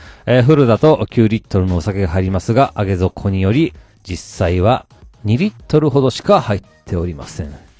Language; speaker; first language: Japanese; native; Japanese